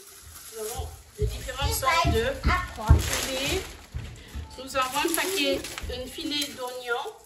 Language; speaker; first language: French; non-native, local second language; Lingala